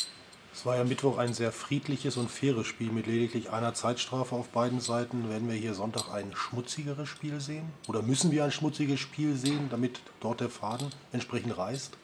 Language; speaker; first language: German; native; German